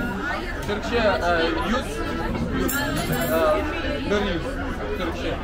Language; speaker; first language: Turkish; non-native, learner; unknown